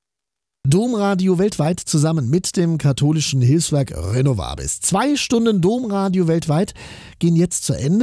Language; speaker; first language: German; native; German